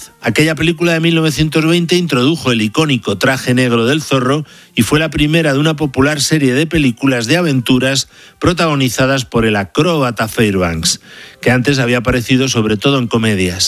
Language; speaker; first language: Spanish; native; Spanish